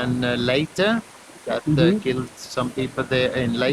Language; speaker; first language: English; non-native, fluent; Norwegian